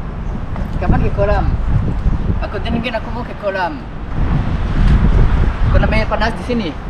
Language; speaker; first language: Indonesian; non-native, learner; French